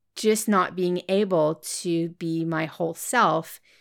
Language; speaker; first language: English; non-native, fluent; French